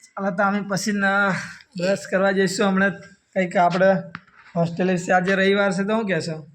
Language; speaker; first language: Gujarati; non-native, local second language; Bhili